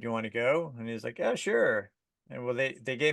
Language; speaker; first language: English; native; English